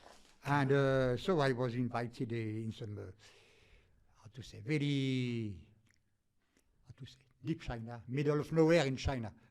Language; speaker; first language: English; non-native, fluent; French